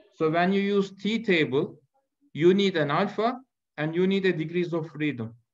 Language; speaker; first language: English; non-native, fluent; Turkish